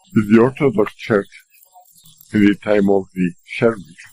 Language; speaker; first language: English; non-native, fluent; Greek